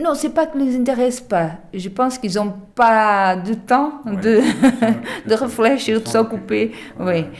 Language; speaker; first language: French; non-native, learner; Portuguese